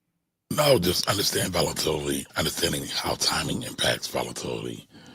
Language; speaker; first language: English; native; English